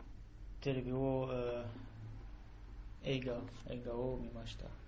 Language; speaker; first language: Japanese; non-native, learner; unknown